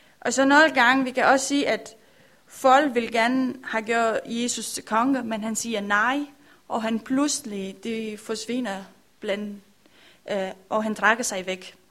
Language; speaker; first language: Danish; non-native, learner; Romanian